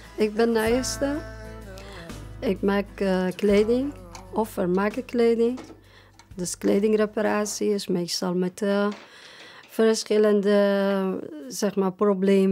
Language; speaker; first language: Dutch; non-native, fluent; Persian